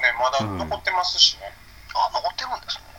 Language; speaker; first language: Japanese; native; Japanese